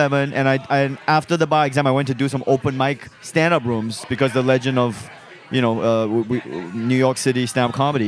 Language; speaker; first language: English; non-native, local second language; Chinese